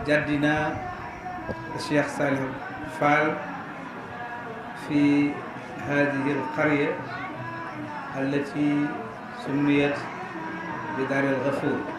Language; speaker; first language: Arabic; non-native, fluent; Wolof